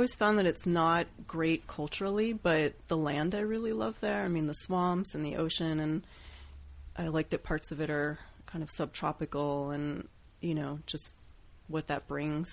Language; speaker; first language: English; native; English